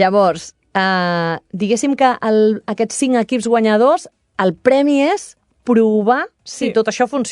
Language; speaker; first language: Catalan; native; Catalan